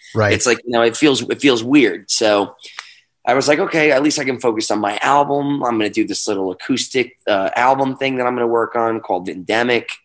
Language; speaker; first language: English; native; English